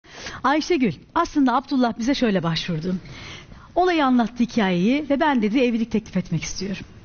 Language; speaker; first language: Turkish; native; Turkish